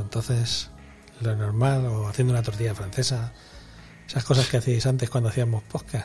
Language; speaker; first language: Spanish; native; Spanish